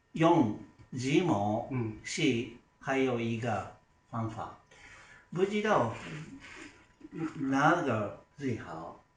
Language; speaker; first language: Chinese; non-native, learner; Japanese